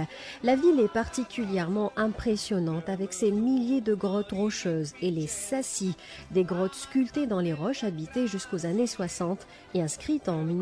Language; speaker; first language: French; non-native, local second language; Arabic